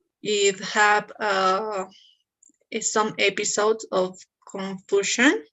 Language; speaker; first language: English; non-native, learner; Spanish